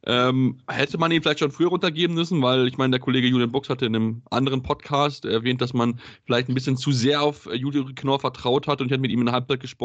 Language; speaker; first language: German; native; German